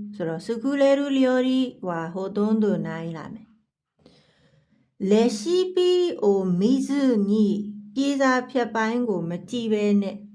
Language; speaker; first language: Japanese; non-native, fluent; Burmese